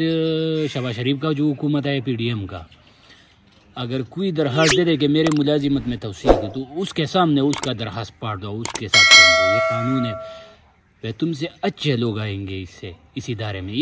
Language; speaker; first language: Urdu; non-native, local second language; Pashto